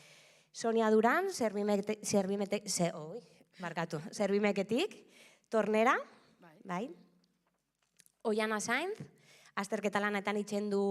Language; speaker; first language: Basque; native; Basque